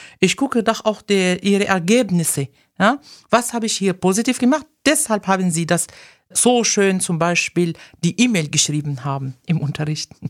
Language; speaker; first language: German; non-native, fluent; Arabic